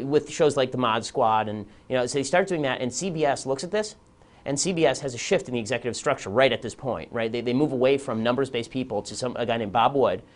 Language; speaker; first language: English; native; English